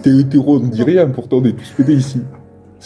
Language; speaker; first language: French; native; French